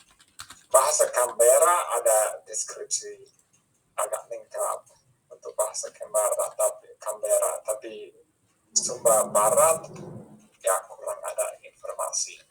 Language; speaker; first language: Indonesian; non-native, fluent; English